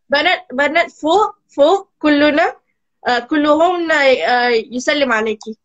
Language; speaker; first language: Arabic; non-native, learner; Malay